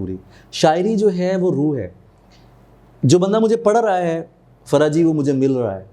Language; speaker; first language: Urdu; non-native, local second language; Punjabi